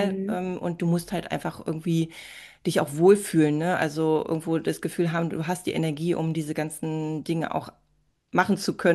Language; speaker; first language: German; native; German